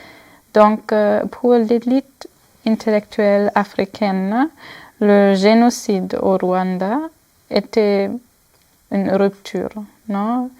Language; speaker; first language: French; non-native, fluent; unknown